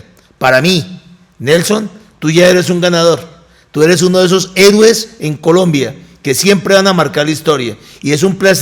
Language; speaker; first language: Spanish; native; Spanish